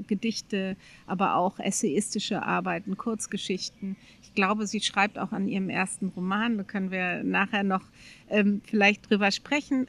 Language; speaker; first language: German; native; German